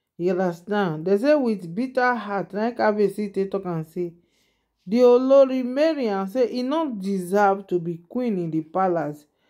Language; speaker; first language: Nigerian Pidgin; non-native, local second language; Yoruba